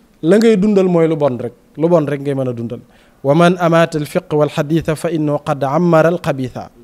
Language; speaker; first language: Wolof; native; Wolof